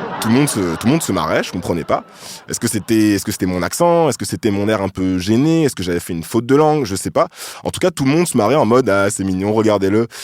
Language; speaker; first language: French; native; French